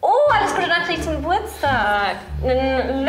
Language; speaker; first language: German; early bilingual, other home language; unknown